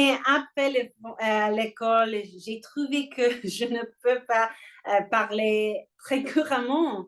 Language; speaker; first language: French; non-native, learner; English